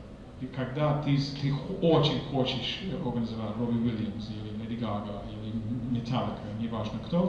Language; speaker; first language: Russian; non-native, fluent; English